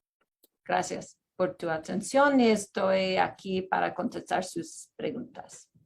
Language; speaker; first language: Spanish; early bilingual, heritage; Spanish